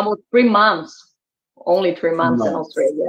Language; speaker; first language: English; non-native, learner; Portuguese